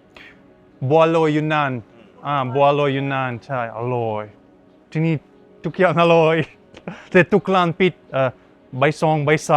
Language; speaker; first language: Thai; non-native, learner; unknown